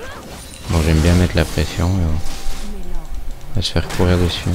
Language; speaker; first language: French; native; French